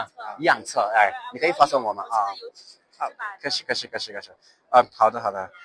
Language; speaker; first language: Chinese; non-native, learner; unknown